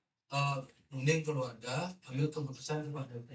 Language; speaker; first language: Indonesian; native; Indonesian